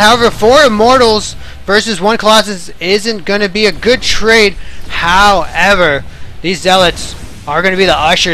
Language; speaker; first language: English; native; English